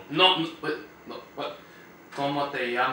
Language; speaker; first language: Spanish; non-native, learner; English